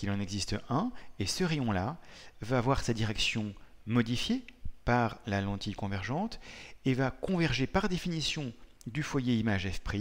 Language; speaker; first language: French; native; French